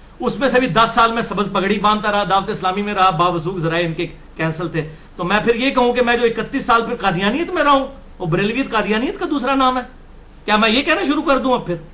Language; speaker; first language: Urdu; non-native, local second language; Punjabi